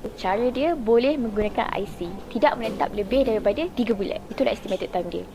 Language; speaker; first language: Malay; native; Malay